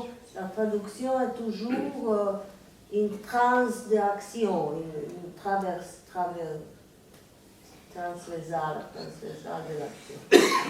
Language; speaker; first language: French; non-native, fluent; Serbian